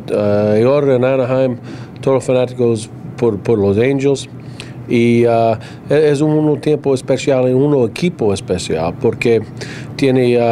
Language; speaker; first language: Spanish; non-native, learner; English